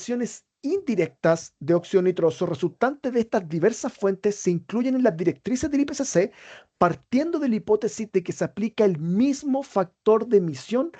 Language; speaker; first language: Spanish; native; Spanish